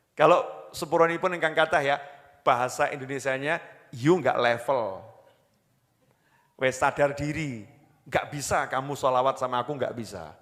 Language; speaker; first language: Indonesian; native; Indonesian